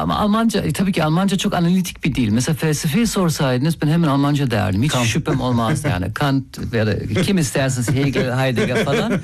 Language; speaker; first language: Turkish; non-native, fluent; German